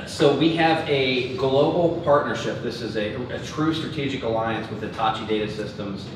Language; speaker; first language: English; native; English